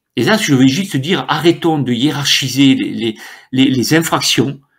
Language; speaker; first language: French; native; French